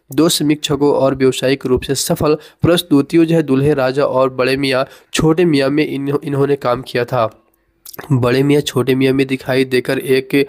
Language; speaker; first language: Hindi; native; Hindi